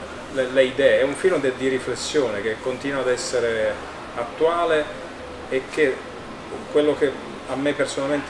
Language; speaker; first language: Italian; native; Italian